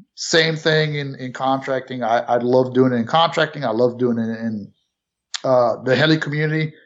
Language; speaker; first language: English; early bilingual, other home language; Romanian